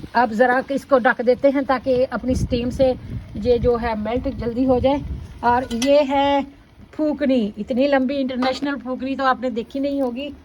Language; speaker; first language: Urdu; non-native, local second language; Punjabi